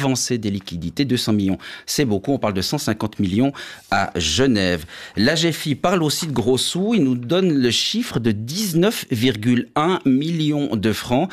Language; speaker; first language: French; native; French